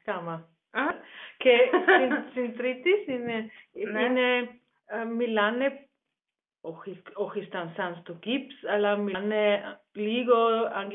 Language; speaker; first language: Greek; non-native, learner; German